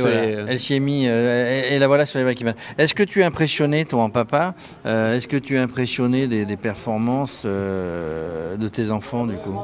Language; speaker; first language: French; native; French